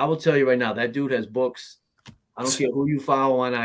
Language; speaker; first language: English; native; English